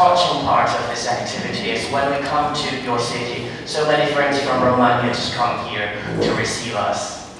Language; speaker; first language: English; non-native, fluent; Chinese